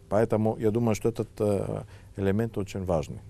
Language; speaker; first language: Russian; non-native, fluent; Greek